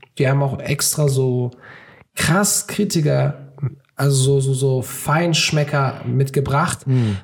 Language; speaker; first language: German; early bilingual, other home language; Turkish